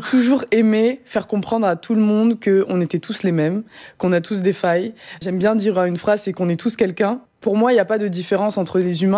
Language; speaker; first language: French; native; French